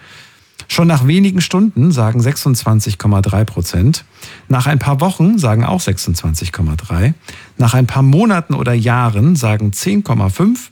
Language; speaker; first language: German; native; German